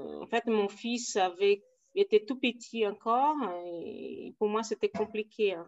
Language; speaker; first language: French; non-native, fluent; Portuguese